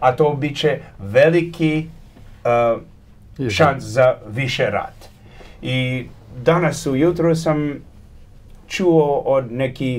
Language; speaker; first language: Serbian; early bilingual, heritage; Croatian